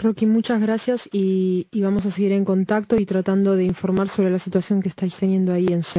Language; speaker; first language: Spanish; native; Spanish